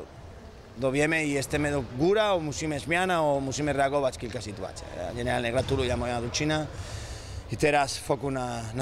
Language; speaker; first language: Polish; non-native, learner; Spanish